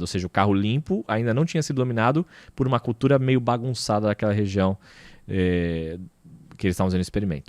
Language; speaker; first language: Portuguese; native; Portuguese